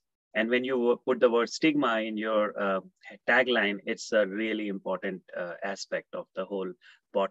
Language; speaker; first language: English; non-native, local second language; Hindi